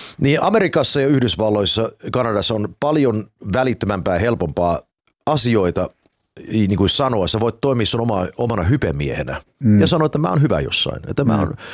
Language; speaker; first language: Finnish; early bilingual, heritage; Finnish